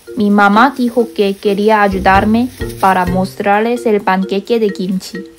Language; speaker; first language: Spanish; non-native, learner; Korean